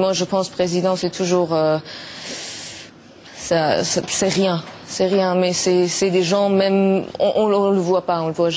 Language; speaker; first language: French; non-native, learner; Persian